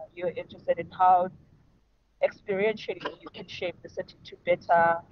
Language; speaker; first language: English; non-native, local second language; Xhosa